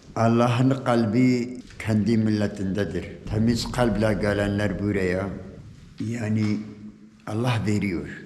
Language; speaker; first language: Turkish; non-native, local second language; Turoyo